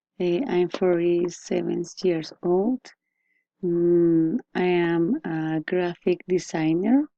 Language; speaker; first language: English; non-native, learner; Spanish